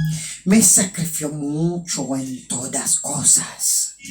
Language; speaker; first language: Spanish; non-native, local second language; Haitian Creole